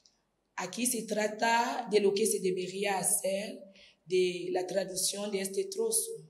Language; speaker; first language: Spanish; non-native, fluent; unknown